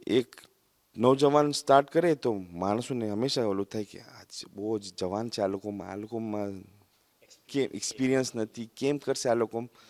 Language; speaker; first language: Gujarati; early bilingual, heritage; Gujarati